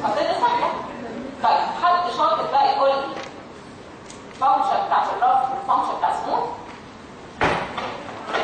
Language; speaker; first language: Arabic; native; Arabic